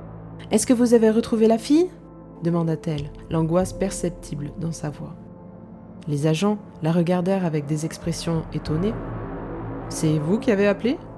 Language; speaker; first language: French; native; French